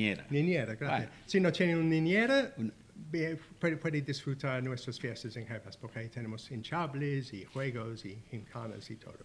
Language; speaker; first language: Spanish; non-native, learner; English